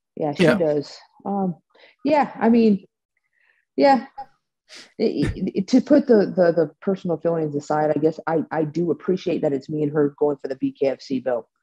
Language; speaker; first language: English; native; English